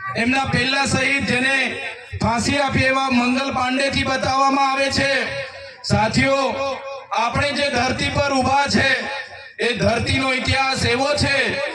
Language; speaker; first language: Gujarati; non-native, local second language; Vasavi